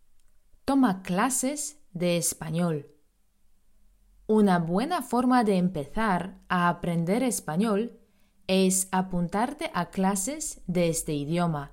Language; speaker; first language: Spanish; non-native, fluent; Polish